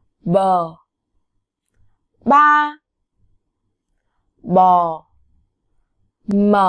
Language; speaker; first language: Korean; non-native, fluent; Vietnamese